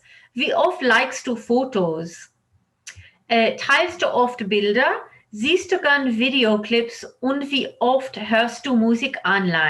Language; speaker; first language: German; non-native, fluent; English